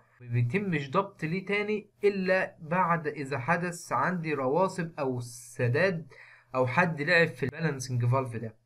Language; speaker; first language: Arabic; native; Arabic